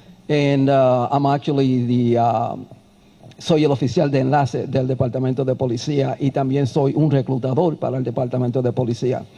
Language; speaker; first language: Spanish; early bilingual, heritage; Spanish